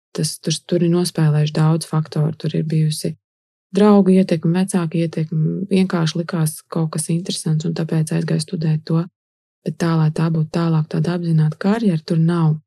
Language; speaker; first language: Latvian; native; Latvian